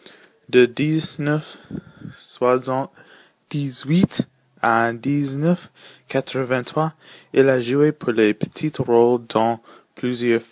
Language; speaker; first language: French; non-native, learner; English